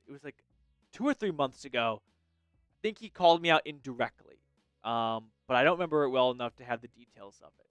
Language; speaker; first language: English; native; English